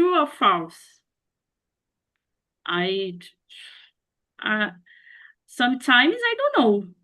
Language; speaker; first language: English; non-native, learner; Portuguese